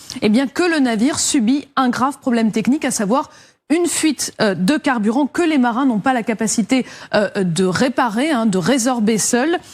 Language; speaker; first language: French; native; French